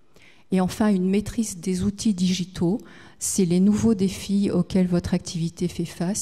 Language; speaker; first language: French; native; French